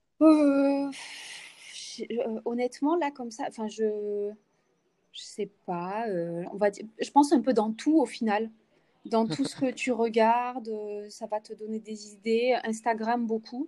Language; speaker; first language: French; native; French